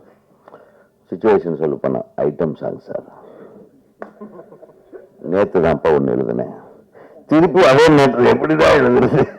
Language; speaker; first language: Tamil; native; Tamil